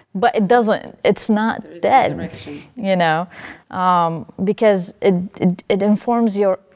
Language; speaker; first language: English; non-native, fluent; Arabic